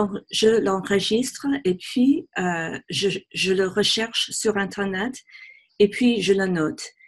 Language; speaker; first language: French; non-native, fluent; English